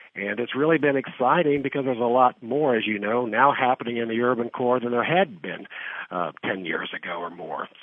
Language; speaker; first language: English; native; English